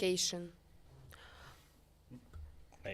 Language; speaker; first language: English; non-native, learner; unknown